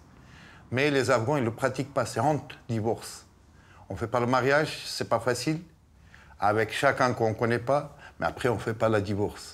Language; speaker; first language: French; non-native, fluent; Persian